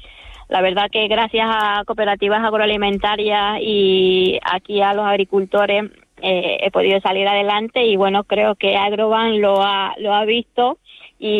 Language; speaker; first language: Spanish; native; Spanish